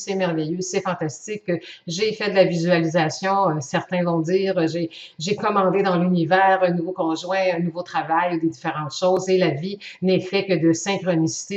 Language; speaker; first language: French; native; French